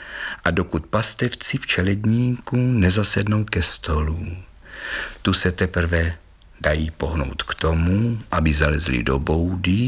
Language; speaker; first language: Czech; native; Czech